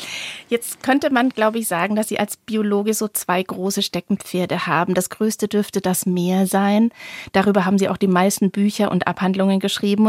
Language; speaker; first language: German; native; German